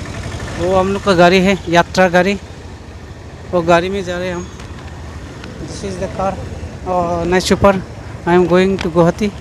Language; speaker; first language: Hindi; non-native, local second language; Assamese